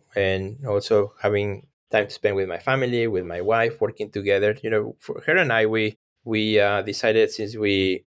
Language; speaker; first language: English; non-native, fluent; Spanish